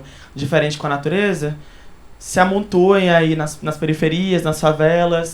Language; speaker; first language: Portuguese; native; Portuguese